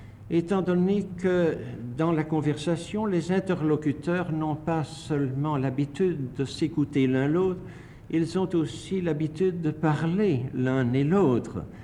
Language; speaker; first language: French; native; French